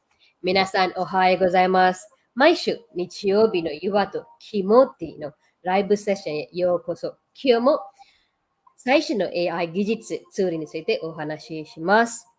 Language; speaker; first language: Japanese; non-native, fluent; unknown